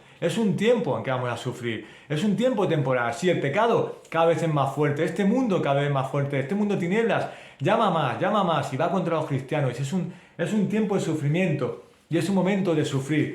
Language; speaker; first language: Spanish; native; Spanish